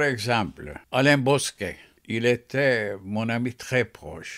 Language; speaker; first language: French; non-native, fluent; Turkish